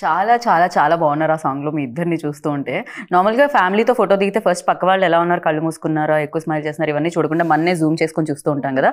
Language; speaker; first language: Telugu; native; Telugu